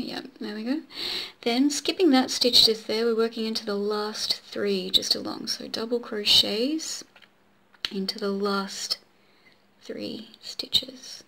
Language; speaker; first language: English; native; English